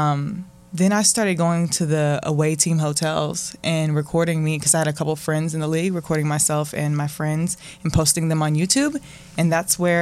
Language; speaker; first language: English; native; English